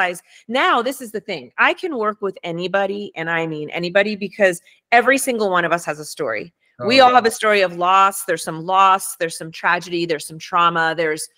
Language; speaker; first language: English; early bilingual, other home language; Spanish